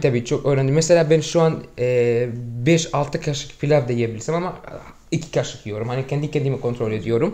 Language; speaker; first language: Turkish; non-native, fluent; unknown